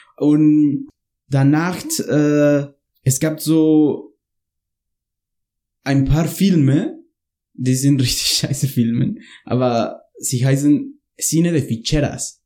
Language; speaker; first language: German; non-native, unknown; Spanish